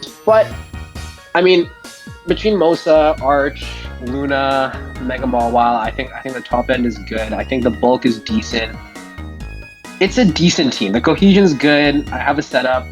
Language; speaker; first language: English; native; English